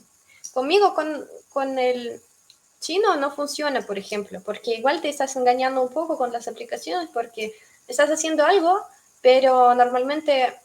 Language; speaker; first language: Spanish; non-native, fluent; Russian